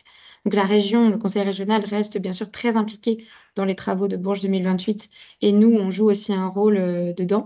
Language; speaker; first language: French; native; French